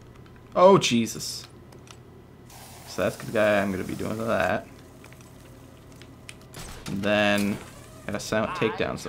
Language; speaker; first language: English; native; English